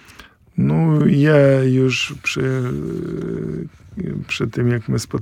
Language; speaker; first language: Polish; non-native, fluent; Ukrainian